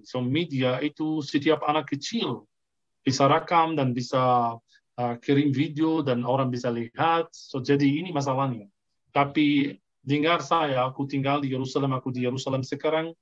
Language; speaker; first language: Indonesian; non-native, fluent; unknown